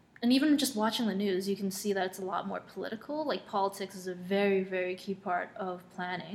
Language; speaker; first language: English; non-native, local second language; Cantonese